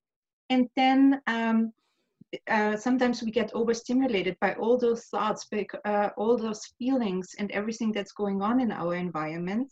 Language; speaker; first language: English; non-native, fluent; German